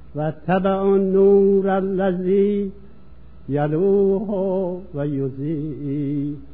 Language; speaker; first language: Persian; native; Persian